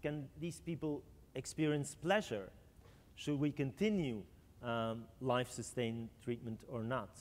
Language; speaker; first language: English; non-native, fluent; French